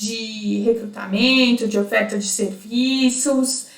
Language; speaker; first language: Portuguese; native; Portuguese